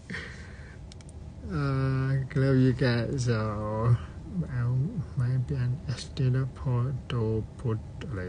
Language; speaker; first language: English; non-native, learner; Thai